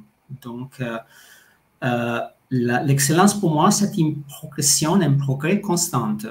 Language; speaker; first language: French; non-native, fluent; Italian